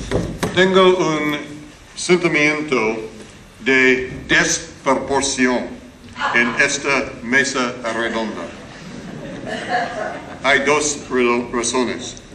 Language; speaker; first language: Spanish; non-native, learner; English